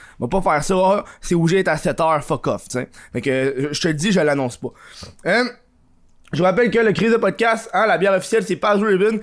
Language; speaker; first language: French; native; French